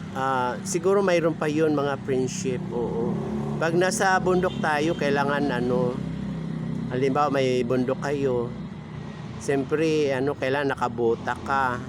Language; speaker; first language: Filipino; non-native, local second language; Cebuano